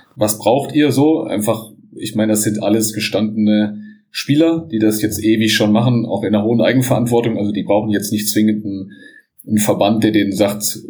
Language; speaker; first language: German; native; German